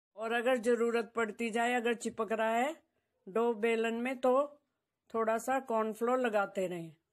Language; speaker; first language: Hindi; native; Hindi